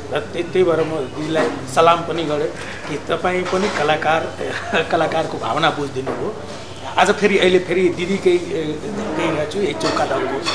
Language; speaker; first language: Nepali; non-native, local second language; Maithili